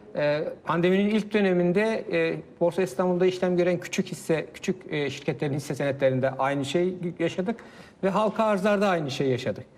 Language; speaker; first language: Turkish; native; Turkish